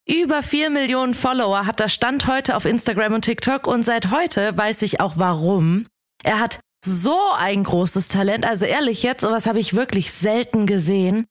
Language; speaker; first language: German; native; German